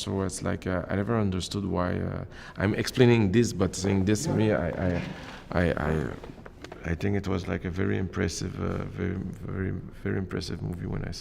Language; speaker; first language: English; non-native, local second language; French